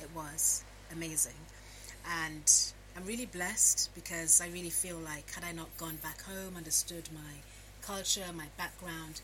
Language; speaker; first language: English; native; English